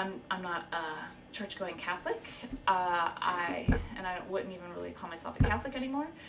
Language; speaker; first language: English; native; English